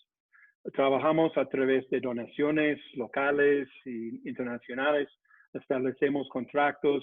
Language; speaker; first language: Spanish; non-native, fluent; English